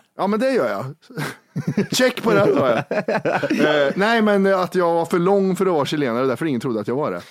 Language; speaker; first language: Swedish; native; Swedish